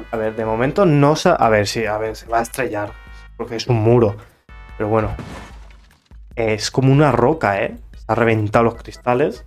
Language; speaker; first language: Spanish; native; Spanish